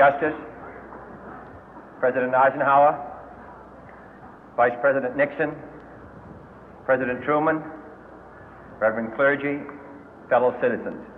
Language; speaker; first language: English; native; English